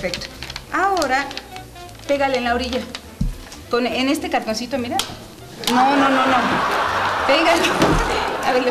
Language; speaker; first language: Spanish; native; Spanish